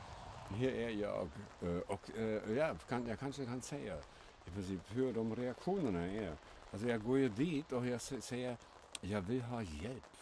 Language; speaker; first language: Swedish; non-native, fluent; German